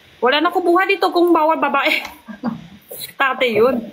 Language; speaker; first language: Filipino; non-native, learner; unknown